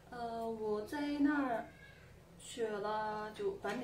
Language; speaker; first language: Chinese; non-native, local second language; Uyghur